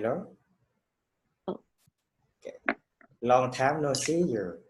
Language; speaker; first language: English; non-native, fluent; Vietnamese